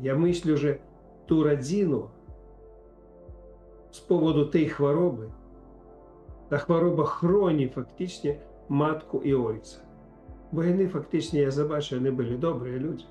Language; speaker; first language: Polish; non-native, fluent; Ukrainian